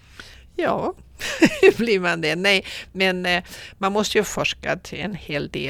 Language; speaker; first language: Swedish; non-native, fluent; Portuguese